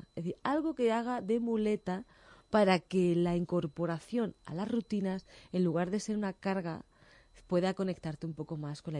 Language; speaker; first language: Spanish; native; Spanish